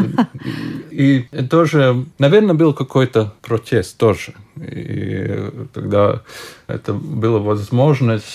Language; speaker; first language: Russian; non-native, local second language; Latvian